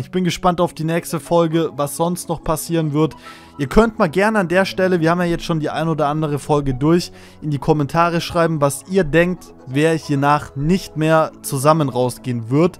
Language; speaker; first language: German; native; German